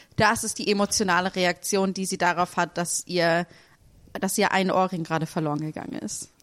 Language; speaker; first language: German; native; German